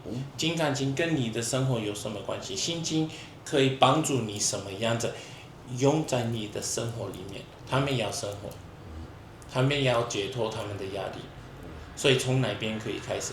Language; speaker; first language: Chinese; non-native, fluent; English